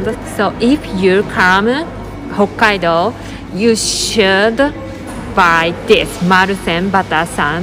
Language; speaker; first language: English; non-native, learner; Japanese